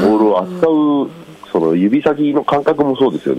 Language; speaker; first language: Japanese; native; Japanese